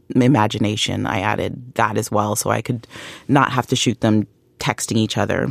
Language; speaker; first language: English; native; English